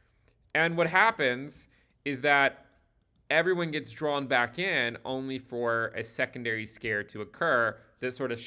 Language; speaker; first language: English; native; English